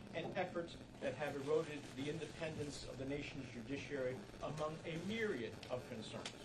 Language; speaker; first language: English; early bilingual, other home language; Spanish